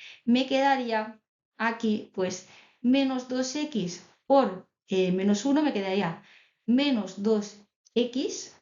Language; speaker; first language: Spanish; native; Spanish